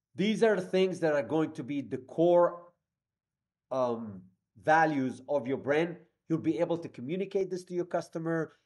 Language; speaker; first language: English; non-native, fluent; Hebrew